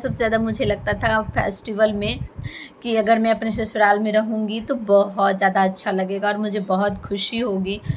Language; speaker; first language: Hindi; non-native, local second language; Bhojpuri